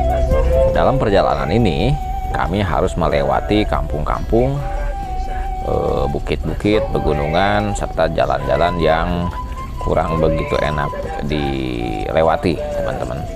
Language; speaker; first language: Indonesian; non-native, local second language; Sundanese